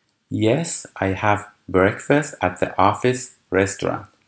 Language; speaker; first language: English; non-native, fluent; Persian